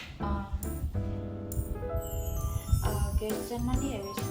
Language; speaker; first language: English; non-native, learner; Khmer